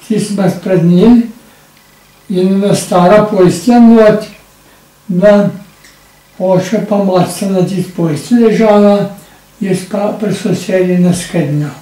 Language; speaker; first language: Slovenian; native; Slovenian